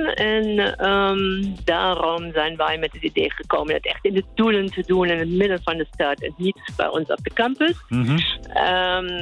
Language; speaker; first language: Dutch; non-native, fluent; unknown